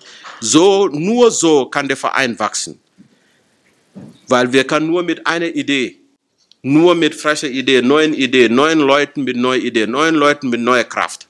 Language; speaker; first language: German; non-native, fluent; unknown